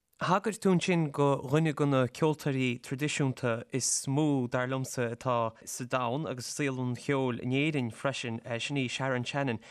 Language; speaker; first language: Irish; native; Irish